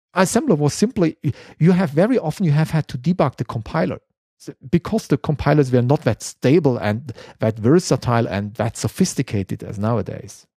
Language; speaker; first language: English; non-native, fluent; German